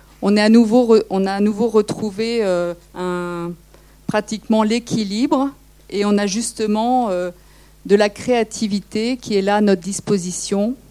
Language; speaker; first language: French; native; French